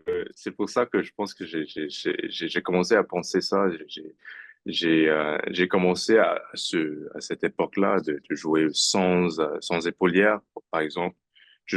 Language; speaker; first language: French; non-native, fluent; English